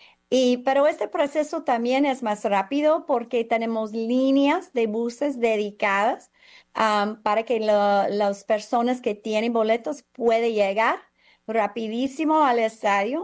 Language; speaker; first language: Spanish; non-native, fluent; English